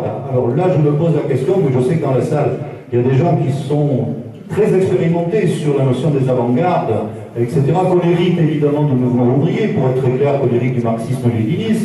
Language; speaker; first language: French; native; French